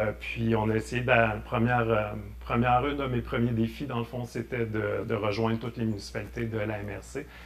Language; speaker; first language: French; native; French